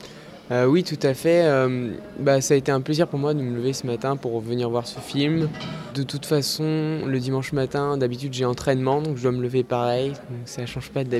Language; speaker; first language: French; native; French